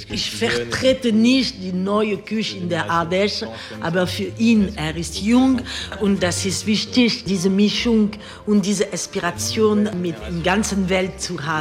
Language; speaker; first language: German; non-native, learner; French